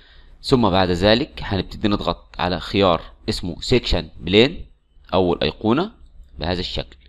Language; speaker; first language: Arabic; native; Arabic